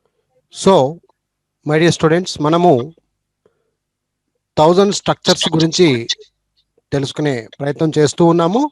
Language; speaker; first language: Telugu; native; Telugu